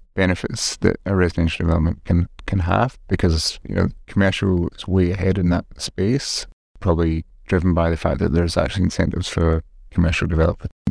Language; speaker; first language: English; native; English